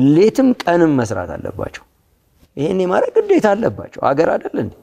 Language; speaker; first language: Amharic; native; Amharic